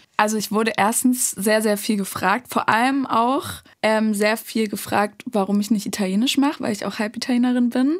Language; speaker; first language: German; native; German